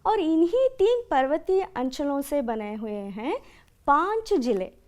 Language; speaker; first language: Hindi; non-native, local second language; Kannada